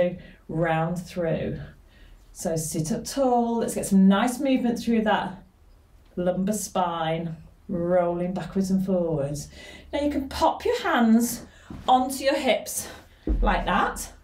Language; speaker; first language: English; native; English